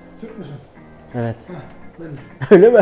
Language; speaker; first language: Turkish; early bilingual, heritage; Turkish